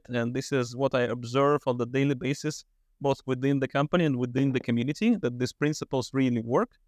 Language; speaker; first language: English; non-native, fluent; Russian